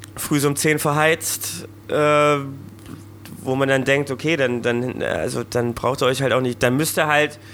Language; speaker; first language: German; native; German